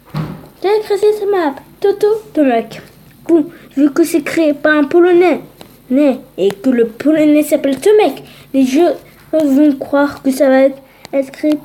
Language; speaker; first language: French; early bilingual, other home language; Polish